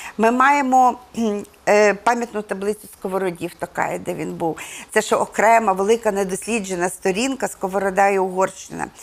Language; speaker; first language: Ukrainian; native; Ukrainian